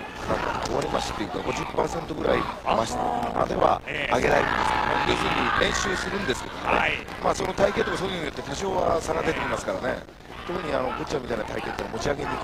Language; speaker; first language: Japanese; native; Japanese